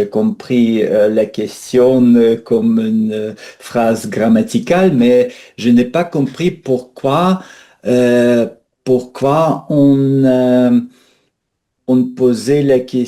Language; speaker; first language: French; non-native, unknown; Russian